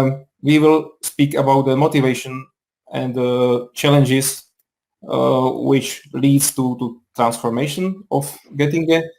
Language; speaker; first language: English; non-native, fluent; Czech